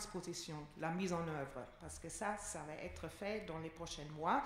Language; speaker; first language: French; non-native, fluent; German